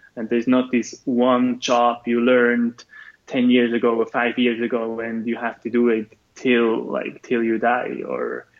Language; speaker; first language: English; non-native, fluent; German